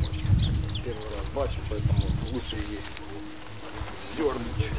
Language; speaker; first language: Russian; non-native, local second language; Ukrainian